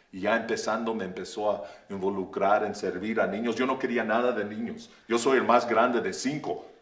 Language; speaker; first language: Spanish; early bilingual, other home language; English